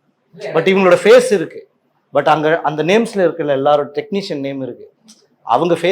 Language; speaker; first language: Tamil; native; Tamil